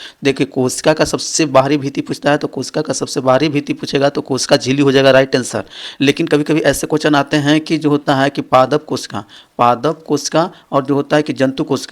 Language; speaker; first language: Hindi; native; Hindi